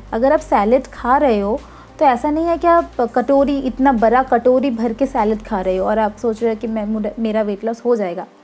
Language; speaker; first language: Hindi; non-native, local second language; Bangla